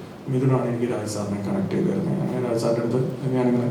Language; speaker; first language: Malayalam; native; Malayalam